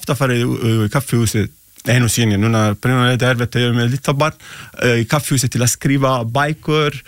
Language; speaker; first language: Icelandic; non-native, learner; Italian